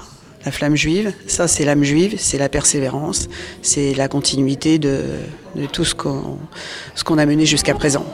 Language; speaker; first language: French; native; French